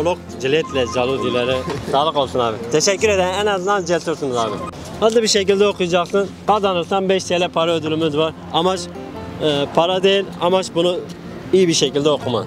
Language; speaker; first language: Turkish; native; Turkish